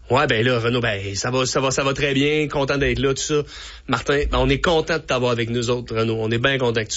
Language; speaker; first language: French; native; French